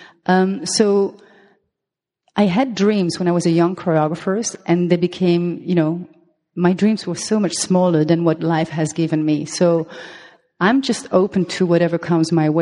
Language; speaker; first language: English; non-native, fluent; French